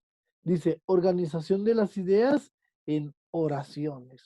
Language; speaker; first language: Spanish; native; Spanish